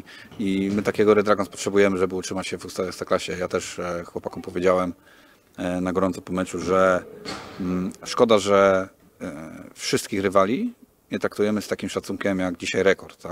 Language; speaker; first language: Polish; native; Polish